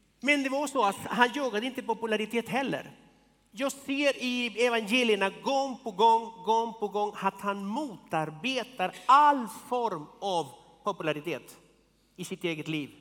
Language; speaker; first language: Swedish; non-native, fluent; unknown